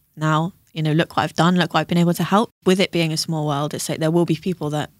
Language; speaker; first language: English; native; English